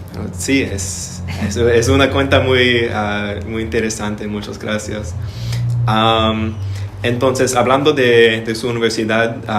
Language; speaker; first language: Spanish; non-native, learner; English